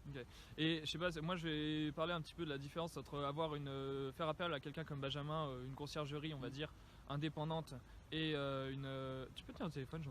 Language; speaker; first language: French; native; French